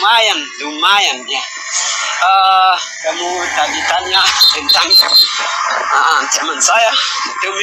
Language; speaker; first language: Indonesian; non-native, learner; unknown